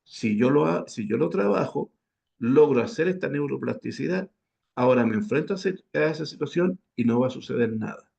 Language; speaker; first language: Spanish; native; Spanish